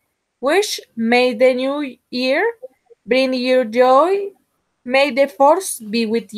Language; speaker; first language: English; non-native, learner; Spanish